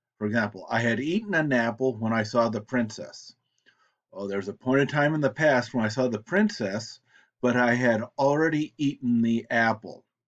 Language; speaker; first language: English; native; English